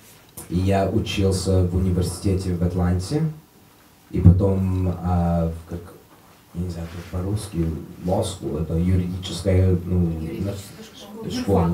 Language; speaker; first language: Russian; non-native, learner; English